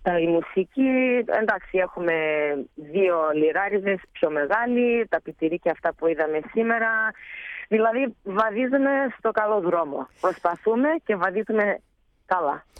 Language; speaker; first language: Greek; early bilingual, heritage; Greek